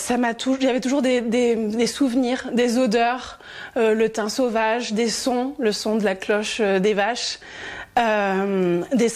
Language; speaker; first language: French; native; French